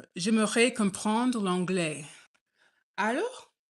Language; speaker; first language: French; non-native, learner; English